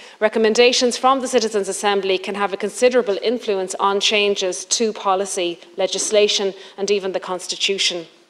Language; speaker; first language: English; native; English